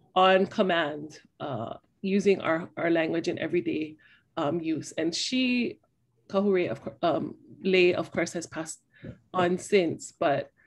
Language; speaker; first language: English; native; English